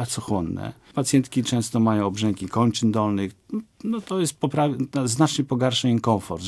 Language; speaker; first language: Polish; native; Polish